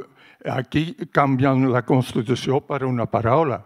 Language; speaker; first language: Catalan; non-native, fluent; Dutch